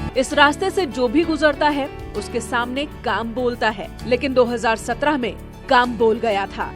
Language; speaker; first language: Hindi; native; Hindi